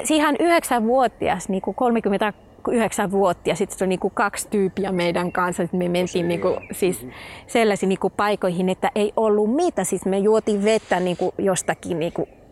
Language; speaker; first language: Finnish; non-native, fluent; Spanish